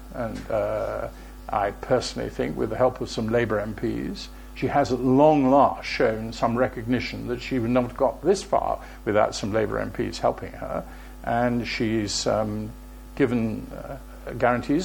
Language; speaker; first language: English; native; English